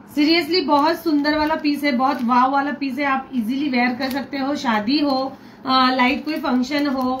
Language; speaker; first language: Hindi; non-native, local second language; Marathi